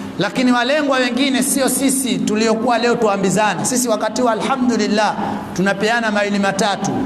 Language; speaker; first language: Swahili; native; Swahili